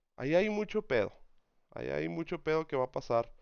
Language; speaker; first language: Spanish; early bilingual, heritage; Spanish